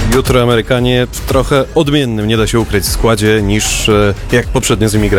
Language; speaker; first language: Polish; native; Polish